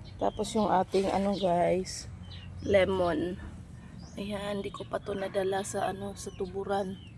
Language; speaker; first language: Filipino; non-native, local second language; Cebuano